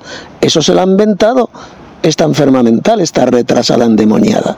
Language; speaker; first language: Spanish; native; Spanish